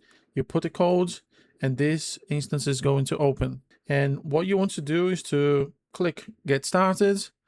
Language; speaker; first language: English; non-native, fluent; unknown